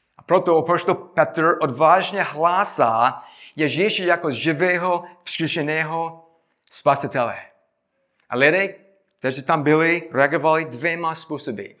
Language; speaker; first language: Czech; non-native, fluent; English